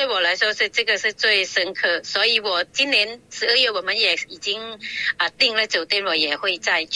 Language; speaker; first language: Chinese; non-native, local second language; Cantonese